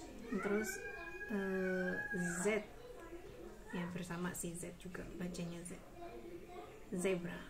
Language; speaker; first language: Indonesian; native; Indonesian